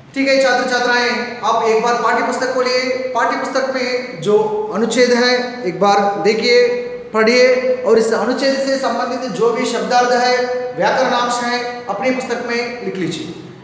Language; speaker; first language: Hindi; non-native, local second language; Telugu